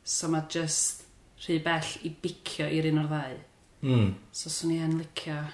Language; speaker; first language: Welsh; native; Welsh